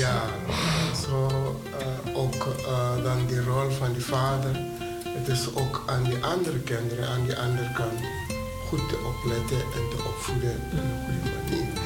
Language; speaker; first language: Dutch; non-native, fluent; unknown